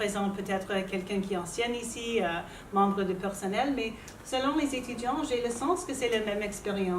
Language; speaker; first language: French; non-native, local second language; English